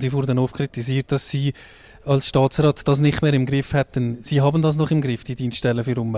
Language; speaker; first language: German; native; German